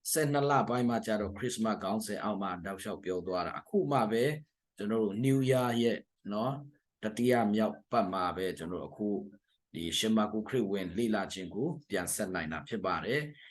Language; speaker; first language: Burmese; non-native, local second language; Tedim Chin